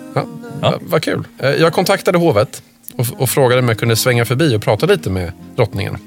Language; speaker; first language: Swedish; native; Swedish